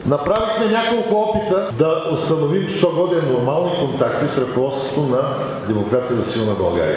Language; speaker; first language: Bulgarian; native; Bulgarian